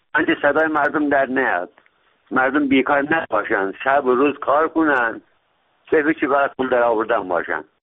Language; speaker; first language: Persian; native; Persian